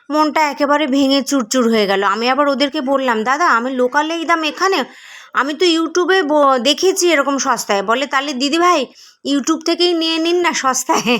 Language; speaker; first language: Bangla; native; Bangla